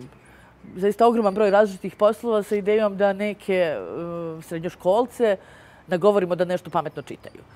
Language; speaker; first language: Serbian; native; Serbian